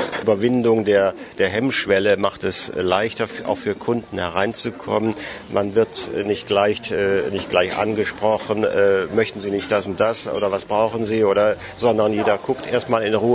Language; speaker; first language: German; native; German